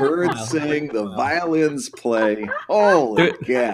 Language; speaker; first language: English; native; English